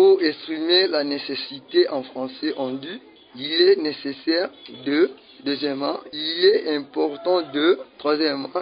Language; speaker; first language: French; non-native, learner; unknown